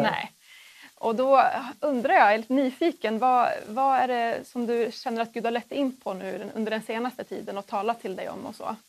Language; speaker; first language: Swedish; native; Swedish